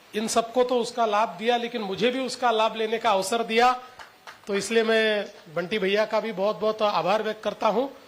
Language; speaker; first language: Hindi; non-native, local second language; Marathi